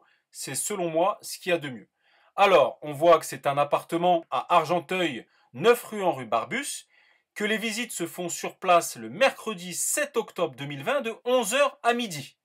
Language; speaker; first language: French; native; French